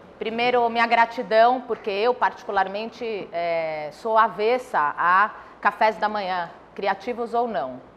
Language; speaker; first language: Portuguese; early bilingual, other home language; Spanish